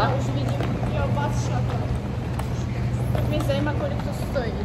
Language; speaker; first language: Czech; non-native, learner; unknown